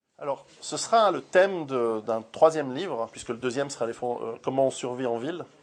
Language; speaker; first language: French; early bilingual, other home language; Italian